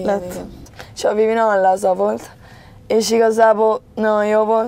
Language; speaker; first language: Hungarian; early bilingual, heritage; Spanish